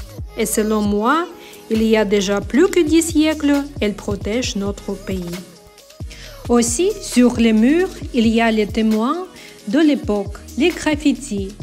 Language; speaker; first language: French; non-native, learner; Ukrainian